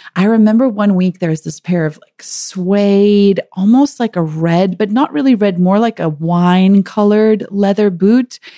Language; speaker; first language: English; native; English